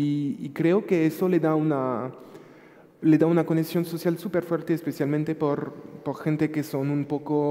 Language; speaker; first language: Spanish; non-native, fluent; French